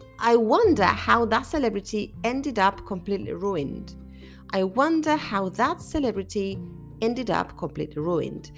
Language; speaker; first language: English; non-native, fluent; Spanish